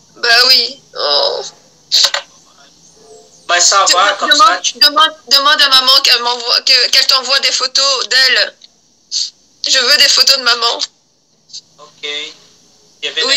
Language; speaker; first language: French; early bilingual, other home language; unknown